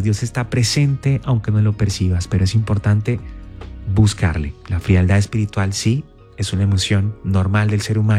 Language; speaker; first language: Spanish; native; Spanish